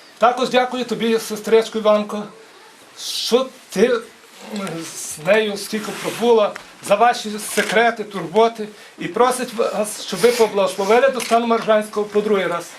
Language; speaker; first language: Ukrainian; native; Ukrainian